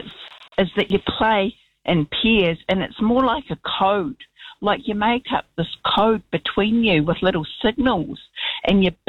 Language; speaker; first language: English; native; English